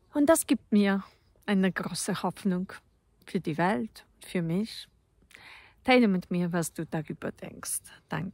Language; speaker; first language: German; non-native, fluent; Polish